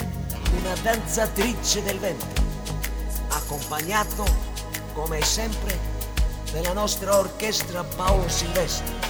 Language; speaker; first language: Italian; non-native, learner; Dutch